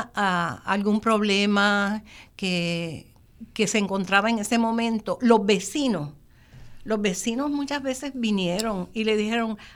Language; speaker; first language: Spanish; native; Spanish